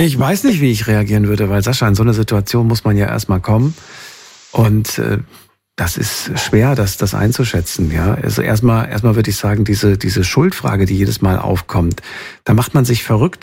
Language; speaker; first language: German; native; German